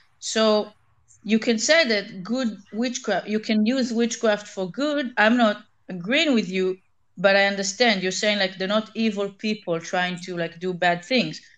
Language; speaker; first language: English; non-native, fluent; Hebrew